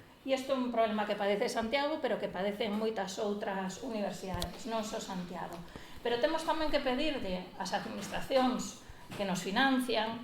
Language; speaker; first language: Galician; native; Galician